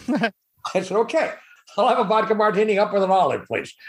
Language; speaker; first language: English; native; English